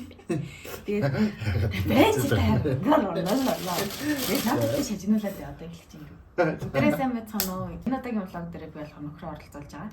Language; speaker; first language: Mongolian; native; Mongolian